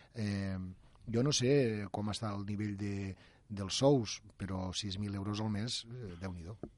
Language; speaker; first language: Catalan; native; Catalan